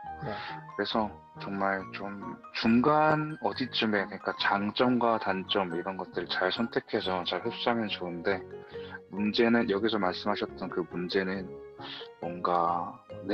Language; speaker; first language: Korean; native; Korean